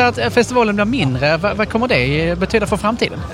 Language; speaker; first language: Swedish; native; Swedish